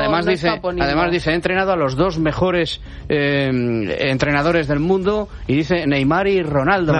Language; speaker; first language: Spanish; native; Spanish